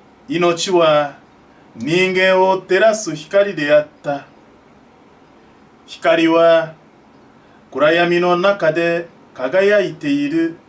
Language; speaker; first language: Japanese; non-native, fluent; French